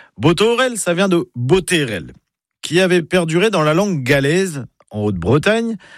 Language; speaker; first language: French; native; French